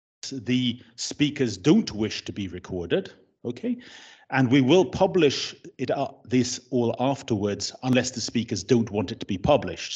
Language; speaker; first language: English; native; English